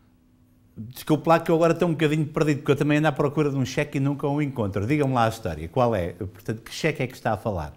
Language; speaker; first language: Portuguese; native; Portuguese